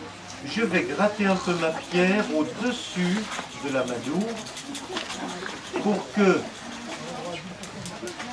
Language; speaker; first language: French; native; French